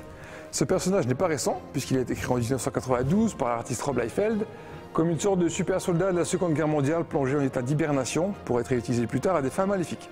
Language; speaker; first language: French; native; French